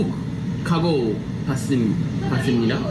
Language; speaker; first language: Korean; non-native, learner; English